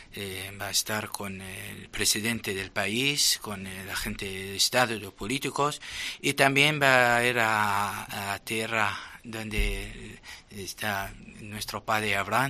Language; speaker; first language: Spanish; non-native, fluent; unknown